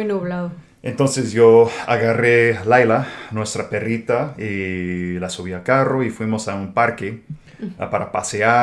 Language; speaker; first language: Spanish; non-native, fluent; English